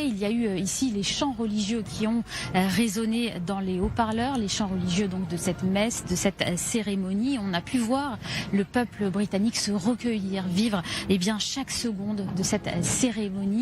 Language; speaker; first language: French; native; French